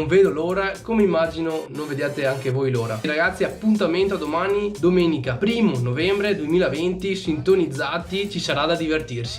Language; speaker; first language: Italian; native; Italian